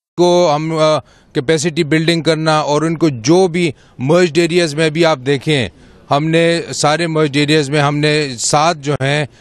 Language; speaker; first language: Urdu; non-native, local second language; Pashto